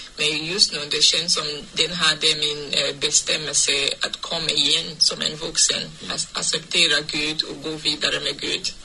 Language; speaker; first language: Swedish; non-native, fluent; English